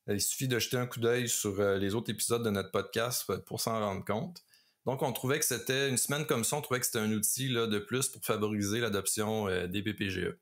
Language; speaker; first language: French; native; French